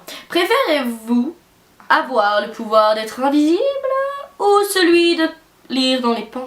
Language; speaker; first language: French; native; French